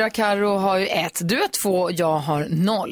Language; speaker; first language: Swedish; native; Swedish